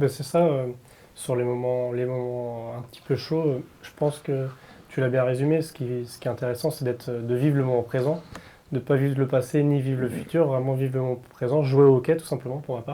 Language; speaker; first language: French; native; French